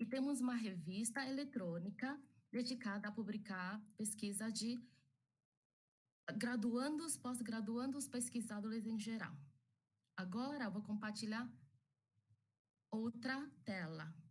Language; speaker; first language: Portuguese; early bilingual, other home language; Chinese